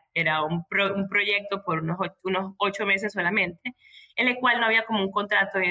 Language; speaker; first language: Spanish; native; Spanish